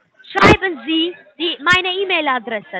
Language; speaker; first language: German; non-native, learner; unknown